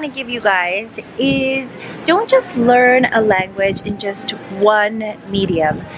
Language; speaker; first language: English; native; English